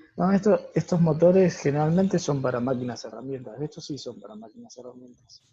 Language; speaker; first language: Spanish; native; Spanish